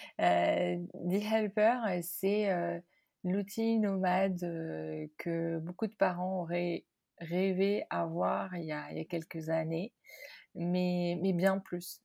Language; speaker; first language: French; non-native, local second language; Arabic